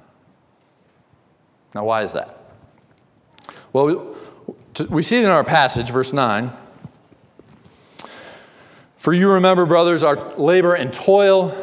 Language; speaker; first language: English; native; English